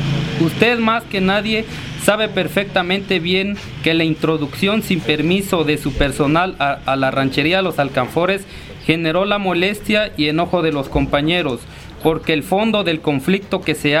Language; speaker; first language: Spanish; native; Spanish